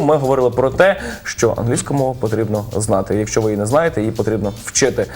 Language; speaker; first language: Ukrainian; native; Ukrainian